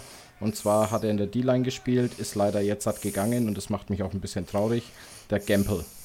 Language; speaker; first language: German; native; German